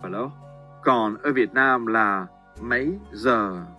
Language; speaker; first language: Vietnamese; non-native, fluent; French